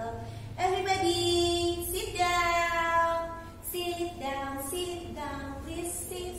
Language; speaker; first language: English; non-native, learner; Indonesian